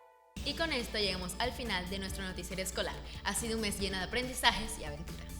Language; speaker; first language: Spanish; native; Spanish